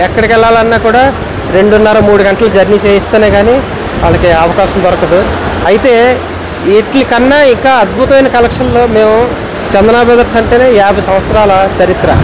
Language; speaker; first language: Telugu; native; Telugu